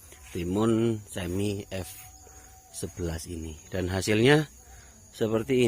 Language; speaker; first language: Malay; non-native, local second language; Javanese